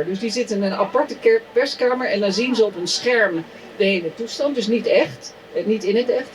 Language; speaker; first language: Dutch; native; Dutch